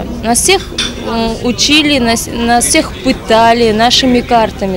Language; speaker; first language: Russian; native; Russian